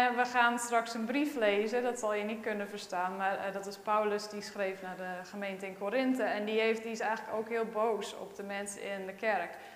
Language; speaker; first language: Dutch; native; Dutch